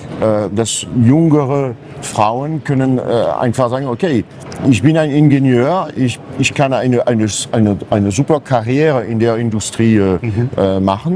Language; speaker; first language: German; non-native, fluent; French